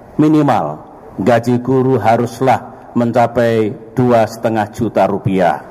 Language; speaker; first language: Indonesian; non-native, local second language; Javanese